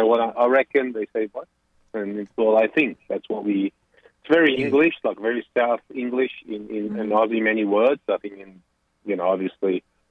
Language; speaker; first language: English; non-native, local second language; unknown